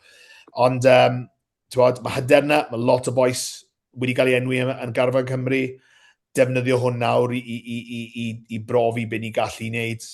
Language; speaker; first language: Welsh; native; Welsh